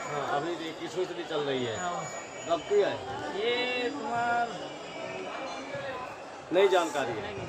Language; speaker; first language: Hindi; native; Hindi